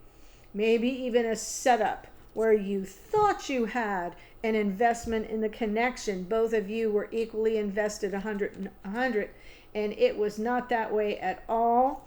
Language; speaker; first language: English; native; English